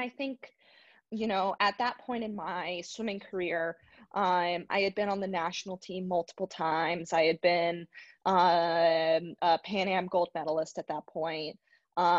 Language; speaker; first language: English; native; English